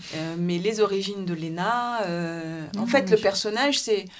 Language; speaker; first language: French; native; French